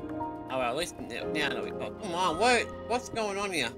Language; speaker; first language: English; native; English